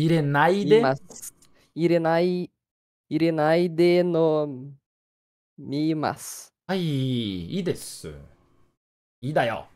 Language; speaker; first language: Japanese; non-native, learner; Portuguese